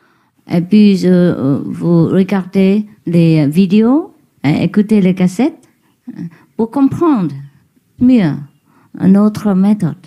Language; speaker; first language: French; non-native, learner; Vietnamese